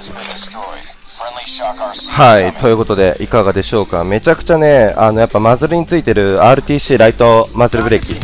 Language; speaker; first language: Japanese; native; Japanese